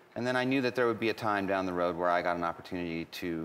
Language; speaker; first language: English; native; English